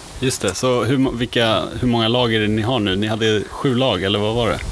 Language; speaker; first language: Swedish; native; Swedish